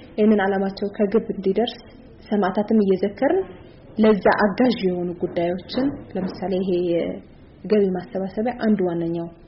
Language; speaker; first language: Amharic; non-native, local second language; Tigrinya